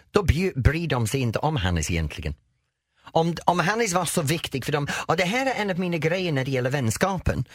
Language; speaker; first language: Swedish; non-native, fluent; English